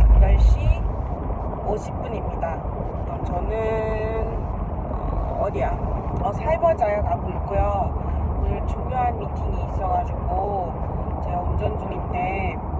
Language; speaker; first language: Korean; non-native, fluent; Malay